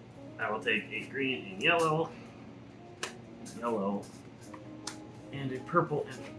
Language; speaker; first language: English; native; English